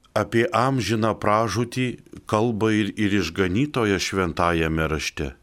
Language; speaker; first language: Lithuanian; native; Lithuanian